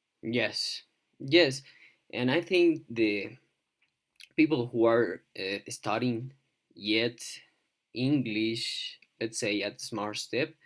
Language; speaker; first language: English; non-native, fluent; Spanish